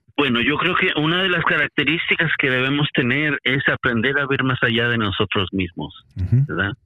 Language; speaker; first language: Spanish; native; Spanish